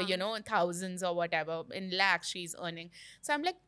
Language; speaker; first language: English; non-native, local second language; Hindi